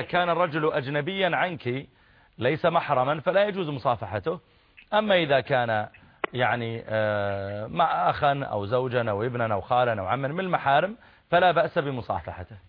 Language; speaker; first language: Arabic; native; Arabic